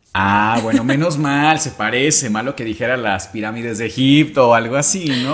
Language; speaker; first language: Spanish; native; Spanish